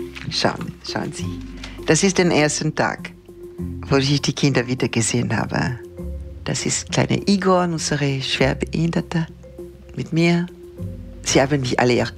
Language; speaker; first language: German; non-native, learner; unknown